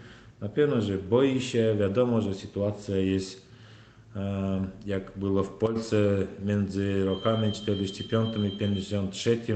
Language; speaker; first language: Polish; non-native, learner; Turkmen